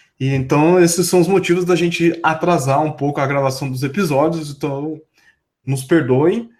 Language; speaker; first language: Portuguese; native; Portuguese